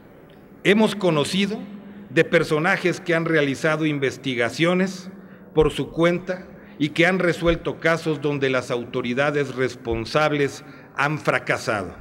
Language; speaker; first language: Spanish; native; Spanish